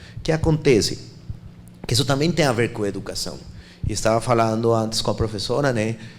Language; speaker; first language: Portuguese; non-native, fluent; Spanish